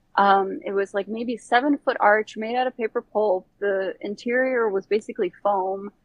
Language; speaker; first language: English; early bilingual, other home language; Bosnian